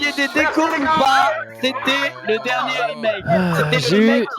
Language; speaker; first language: French; native; French